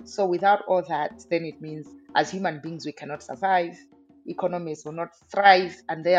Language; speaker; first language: English; non-native, local second language; Nyanja